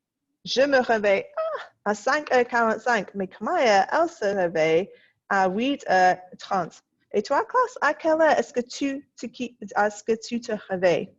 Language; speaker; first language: French; non-native, fluent; English